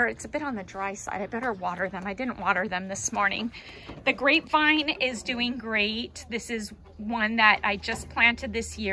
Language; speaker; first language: English; native; English